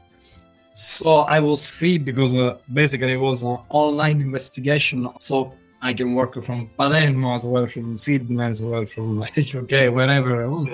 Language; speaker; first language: English; non-native, learner; Italian